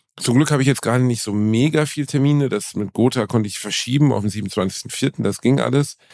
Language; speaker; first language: German; native; German